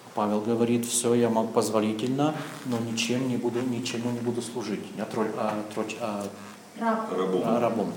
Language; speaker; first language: Czech; non-native, learner; Russian